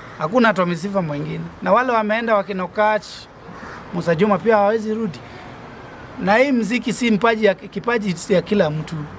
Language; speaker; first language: Swahili; non-native, local second language; Luo (Kenya and Tanzania)